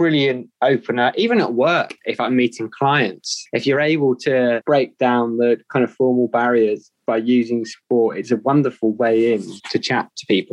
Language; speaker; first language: English; native; English